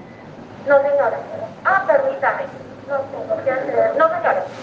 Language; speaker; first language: Spanish; native; Spanish